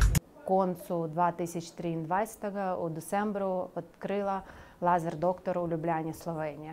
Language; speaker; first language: Slovenian; non-native, learner; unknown